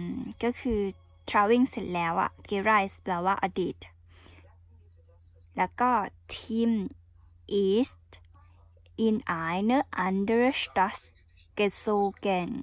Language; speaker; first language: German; non-native, learner; Thai